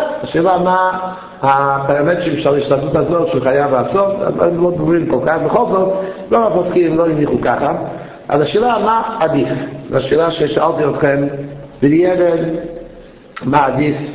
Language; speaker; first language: Hebrew; non-native, fluent; English